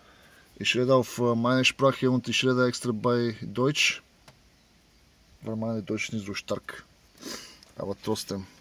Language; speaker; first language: German; non-native, learner; Bulgarian